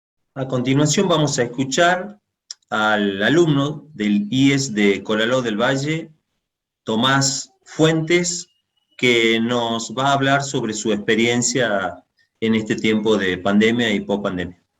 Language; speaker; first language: Spanish; native; Spanish